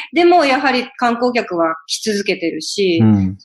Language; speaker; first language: Japanese; native; Japanese